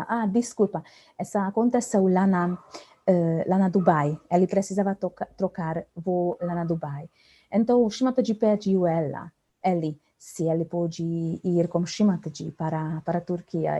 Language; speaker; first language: Portuguese; non-native, fluent; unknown